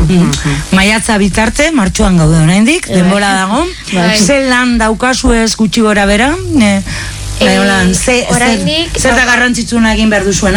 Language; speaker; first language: Basque; native; Basque